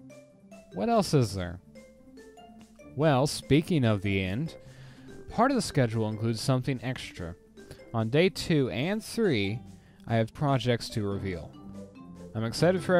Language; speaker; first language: English; native; English